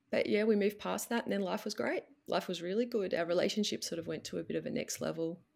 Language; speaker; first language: English; native; English